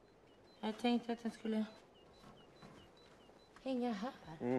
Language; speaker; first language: Swedish; native; Swedish